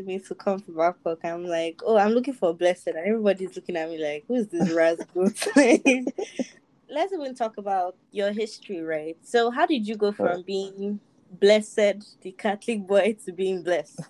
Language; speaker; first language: English; non-native, local second language; Yoruba